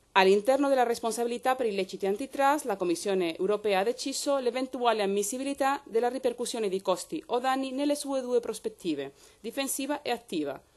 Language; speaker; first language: Italian; non-native, fluent; Spanish